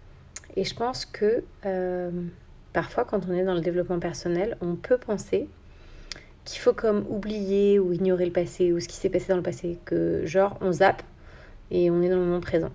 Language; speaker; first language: French; native; French